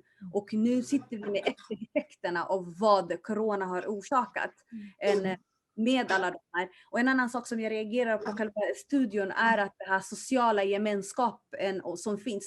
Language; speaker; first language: Swedish; early bilingual, other home language; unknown